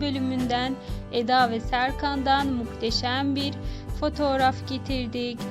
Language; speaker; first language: Turkish; native; Turkish